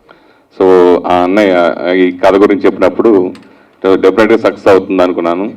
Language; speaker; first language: Telugu; native; Telugu